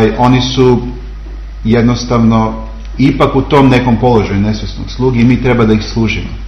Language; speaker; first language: Serbian; native; Serbian